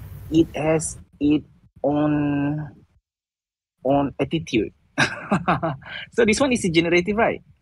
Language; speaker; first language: English; non-native, local second language; Malay